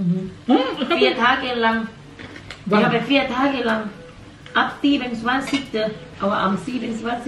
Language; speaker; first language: German; non-native, learner; Filipino